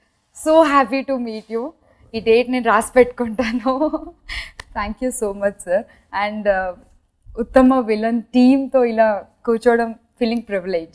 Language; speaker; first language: Telugu; native; Telugu